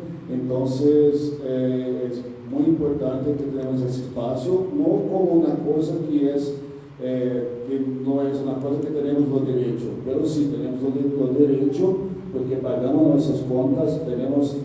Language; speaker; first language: Spanish; non-native, learner; Portuguese